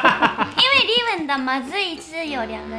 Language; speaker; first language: Chinese; non-native, learner; Japanese